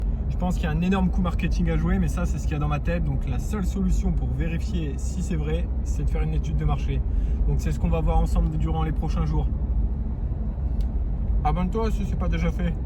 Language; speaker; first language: French; native; French